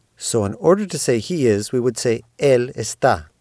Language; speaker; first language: English; native; English